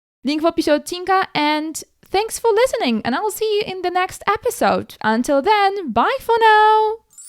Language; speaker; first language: English; non-native, fluent; Polish